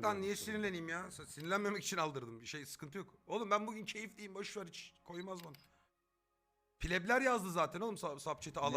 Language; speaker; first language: Turkish; native; Turkish